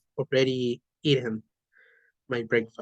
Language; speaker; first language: English; non-native, learner; Spanish